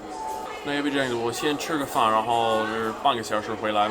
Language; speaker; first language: Chinese; non-native, fluent; English